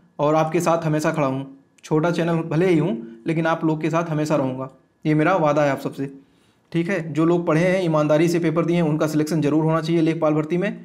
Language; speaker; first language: Hindi; native; Hindi